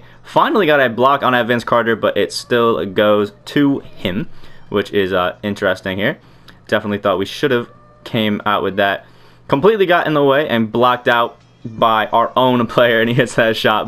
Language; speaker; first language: English; native; English